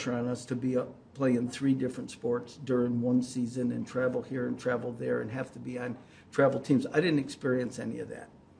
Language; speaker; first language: English; native; English